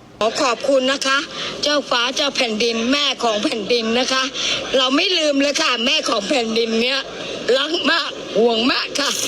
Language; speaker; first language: Thai; native; Thai